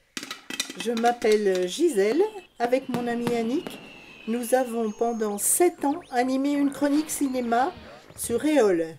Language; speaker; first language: French; native; French